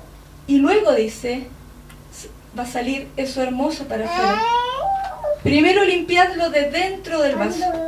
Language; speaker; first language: Spanish; native; Spanish